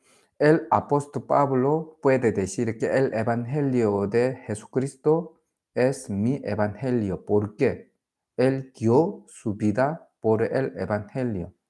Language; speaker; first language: Spanish; non-native, learner; Korean